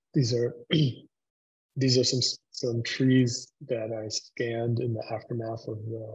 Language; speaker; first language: English; native; English